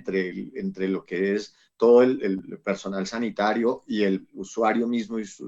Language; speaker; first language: Spanish; native; Spanish